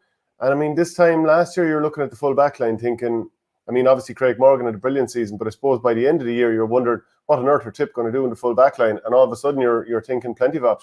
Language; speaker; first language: English; native; English